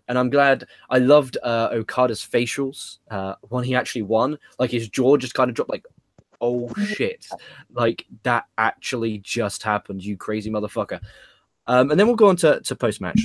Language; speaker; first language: English; native; English